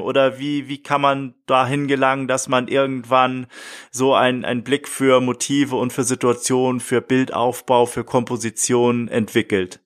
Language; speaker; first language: German; native; German